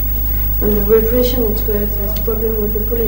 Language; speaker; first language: English; non-native, learner; French